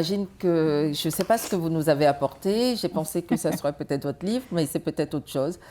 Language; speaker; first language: French; native; French